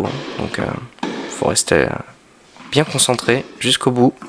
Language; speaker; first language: French; native; French